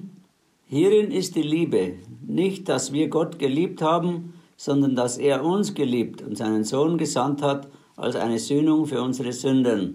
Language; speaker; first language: German; native; German